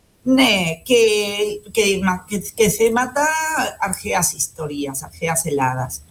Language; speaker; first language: Greek; non-native, fluent; Spanish